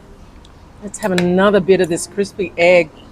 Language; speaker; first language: English; native; English